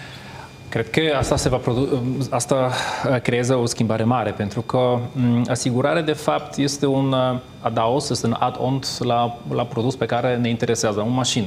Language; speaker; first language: Romanian; non-native, fluent; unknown